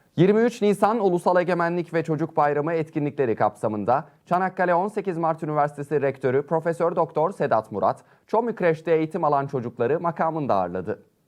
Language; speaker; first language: Turkish; native; Turkish